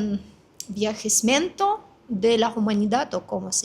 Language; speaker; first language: Spanish; non-native, fluent; Russian